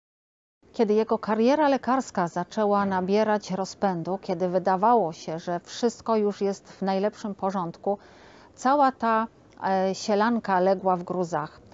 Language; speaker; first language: Polish; native; Polish